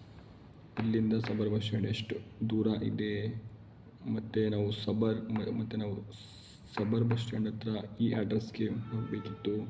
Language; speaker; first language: Kannada; non-native, learner; Malayalam